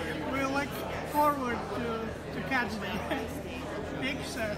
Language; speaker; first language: English; non-native, learner; Bulgarian